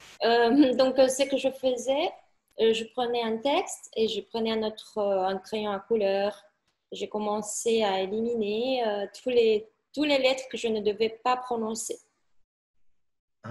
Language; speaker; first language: French; non-native, fluent; Spanish